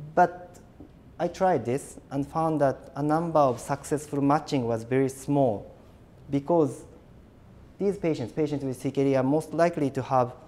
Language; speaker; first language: English; non-native, fluent; Japanese